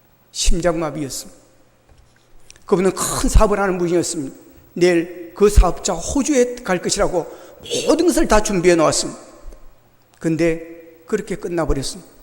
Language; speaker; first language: Korean; native; Korean